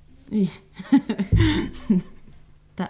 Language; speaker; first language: French; native; French